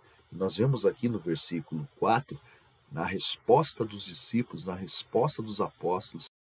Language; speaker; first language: Portuguese; native; Portuguese